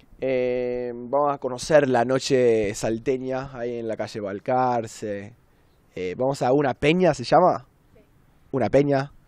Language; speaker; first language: Spanish; non-native, fluent; English